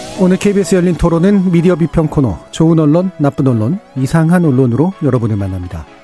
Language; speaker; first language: Korean; native; Korean